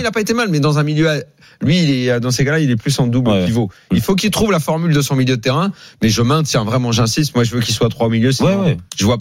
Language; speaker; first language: French; native; French